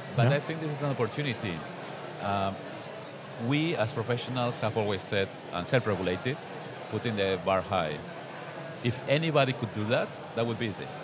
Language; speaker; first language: English; non-native, fluent; Spanish